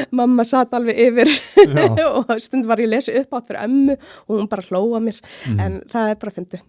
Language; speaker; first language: Icelandic; early bilingual, heritage; Icelandic